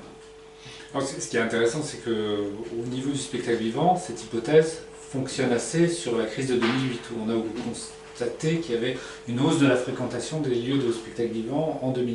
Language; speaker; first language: French; native; French